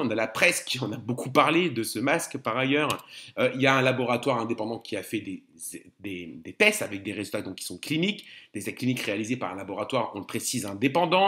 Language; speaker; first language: French; native; French